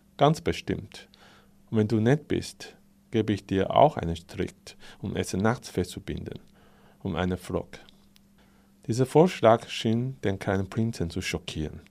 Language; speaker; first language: German; non-native, fluent; Chinese